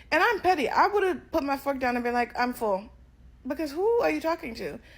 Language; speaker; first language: English; native; English